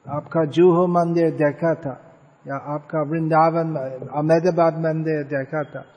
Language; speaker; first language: Hindi; non-native, fluent; English